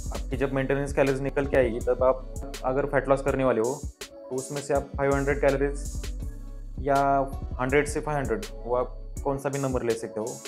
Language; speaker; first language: Hindi; non-native, local second language; Marathi